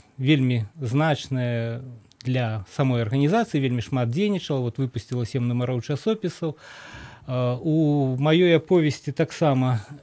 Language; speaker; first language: Belarusian; native; Belarusian